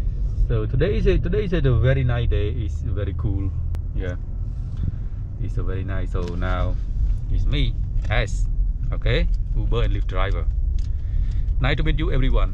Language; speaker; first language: English; non-native, learner; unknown